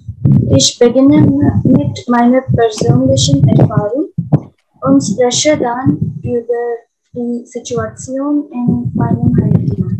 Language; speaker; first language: German; non-native, learner; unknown